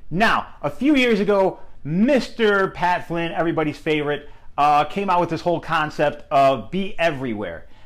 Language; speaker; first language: English; native; English